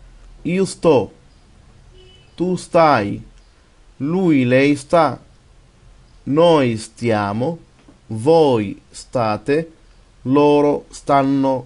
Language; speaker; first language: Italian; non-native, fluent; Arabic